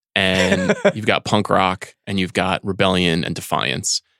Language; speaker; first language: English; native; English